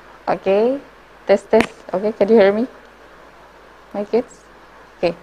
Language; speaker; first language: English; non-native, learner; Indonesian